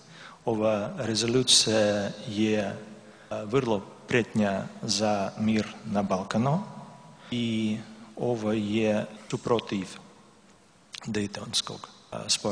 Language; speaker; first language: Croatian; non-native, learner; Russian